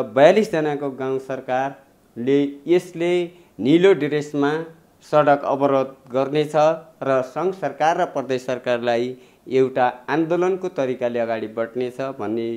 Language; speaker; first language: Nepali; native; Nepali